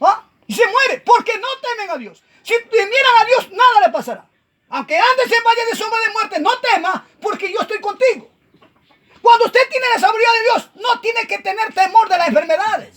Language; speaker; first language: Spanish; native; Spanish